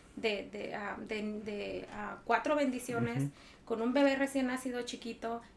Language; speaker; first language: Spanish; native; Spanish